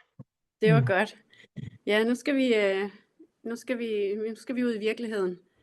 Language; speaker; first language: Danish; native; Danish